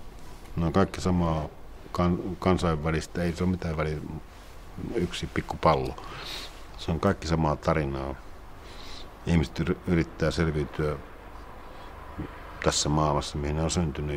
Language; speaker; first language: Finnish; native; Finnish